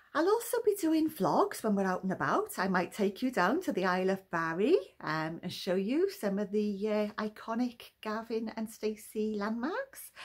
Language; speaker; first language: English; native; English